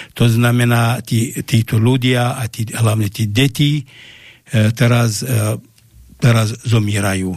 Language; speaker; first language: Slovak; non-native, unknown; Arabic